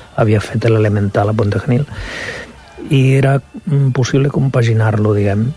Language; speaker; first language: Catalan; non-native, local second language; Spanish